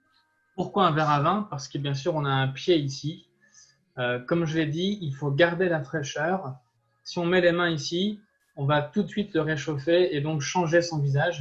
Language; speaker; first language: French; native; French